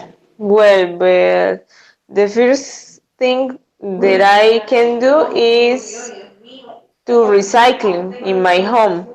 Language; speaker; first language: English; non-native, learner; Spanish